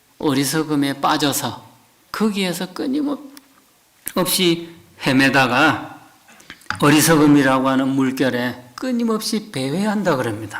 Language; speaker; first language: Korean; native; Korean